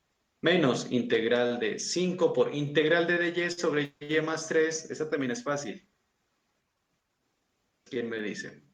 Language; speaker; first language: Spanish; native; Spanish